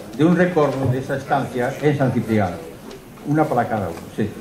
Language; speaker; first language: Spanish; non-native, local second language; Galician